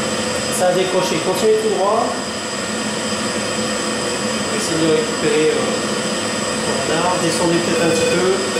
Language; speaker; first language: French; native; French